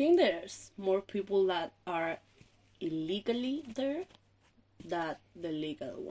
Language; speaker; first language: English; non-native, learner; Spanish